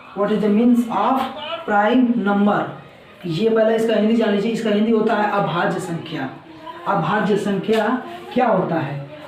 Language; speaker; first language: Hindi; native; Hindi